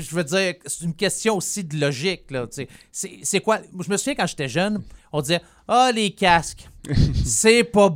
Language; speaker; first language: French; native; French